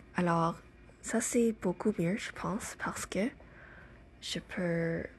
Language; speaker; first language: French; non-native, learner; English